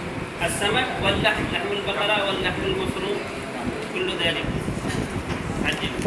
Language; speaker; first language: Arabic; non-native, learner; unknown